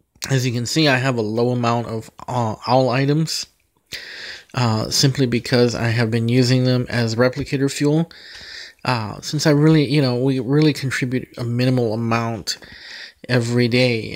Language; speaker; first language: English; native; English